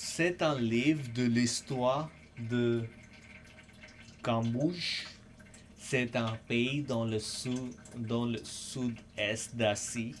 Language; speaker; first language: French; non-native, fluent; English